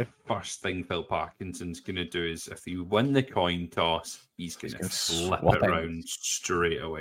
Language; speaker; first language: English; native; English